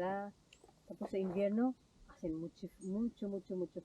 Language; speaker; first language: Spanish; non-native, learner; Filipino